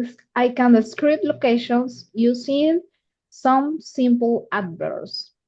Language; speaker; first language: English; non-native, learner; Spanish